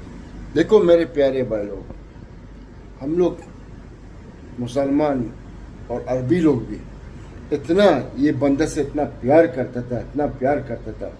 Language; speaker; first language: Hindi; non-native, learner; Arabic